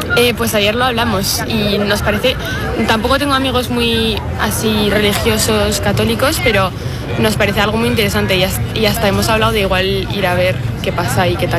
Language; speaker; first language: Spanish; non-native, fluent; French